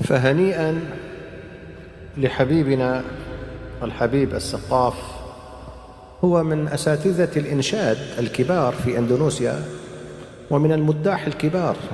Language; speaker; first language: Arabic; native; Arabic